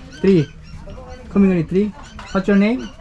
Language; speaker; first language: English; non-native, learner; Korean